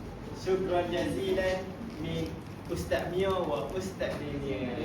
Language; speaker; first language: Arabic; non-native, learner; Malay